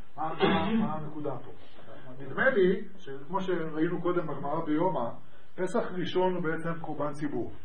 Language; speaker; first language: Hebrew; native; Hebrew